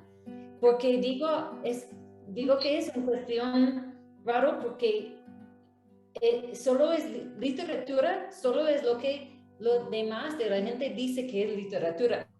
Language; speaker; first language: Spanish; non-native, fluent; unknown